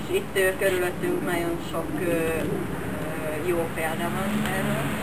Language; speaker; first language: Hungarian; non-native, fluent; Finnish